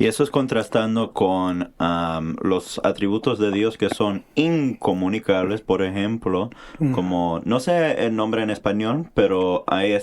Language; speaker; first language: Spanish; non-native, fluent; English